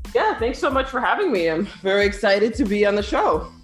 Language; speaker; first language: English; early bilingual, other home language; Russian